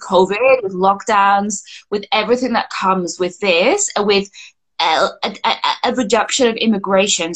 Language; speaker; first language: English; native; English